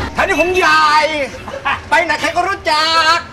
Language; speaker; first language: Thai; native; Thai